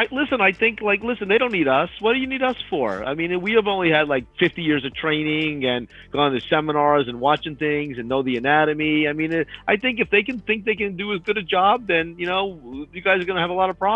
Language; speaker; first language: English; native; English